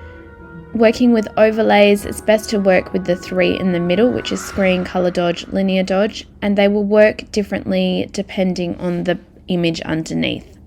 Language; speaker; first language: English; native; English